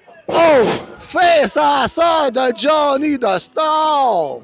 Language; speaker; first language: French; native; French